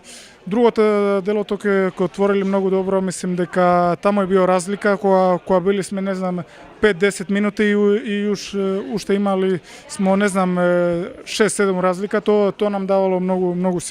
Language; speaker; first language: Macedonian; non-native, learner; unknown